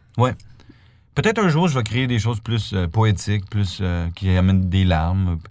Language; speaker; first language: French; native; French